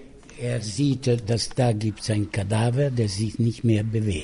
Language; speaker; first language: German; non-native, fluent; Italian